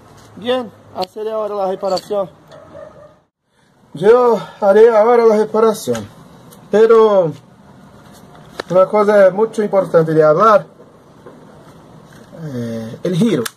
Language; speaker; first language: Spanish; non-native, learner; Portuguese